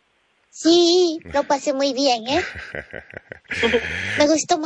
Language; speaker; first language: Spanish; non-native, learner; Japanese